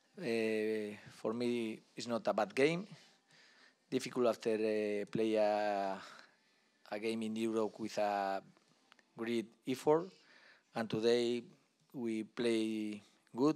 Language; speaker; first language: English; non-native, learner; Spanish